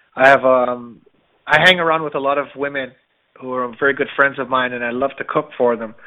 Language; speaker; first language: English; native; English